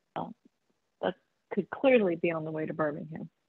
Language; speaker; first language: English; native; English